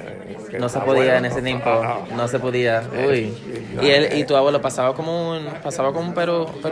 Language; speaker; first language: Spanish; early bilingual, heritage; Spanish